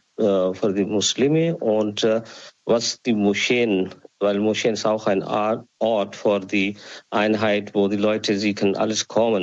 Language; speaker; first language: German; non-native, learner; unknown